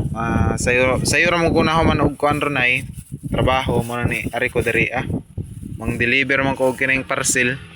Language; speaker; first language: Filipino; non-native, local second language; Cebuano